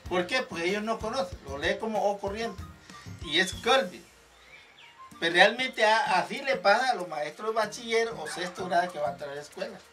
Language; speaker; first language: Spanish; non-native, local second language; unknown